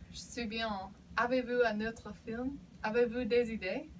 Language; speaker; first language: French; non-native, learner; English